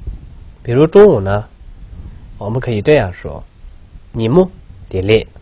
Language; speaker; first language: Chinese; non-native, local second language; Tibetan